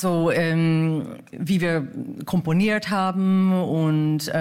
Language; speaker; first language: German; non-native, fluent; English